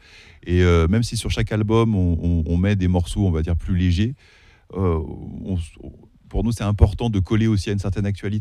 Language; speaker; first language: French; early bilingual, other home language; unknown